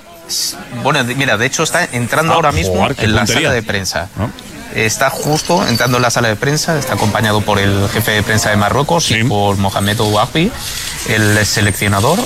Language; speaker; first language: Spanish; native; Spanish